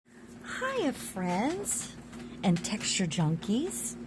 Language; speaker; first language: English; native; English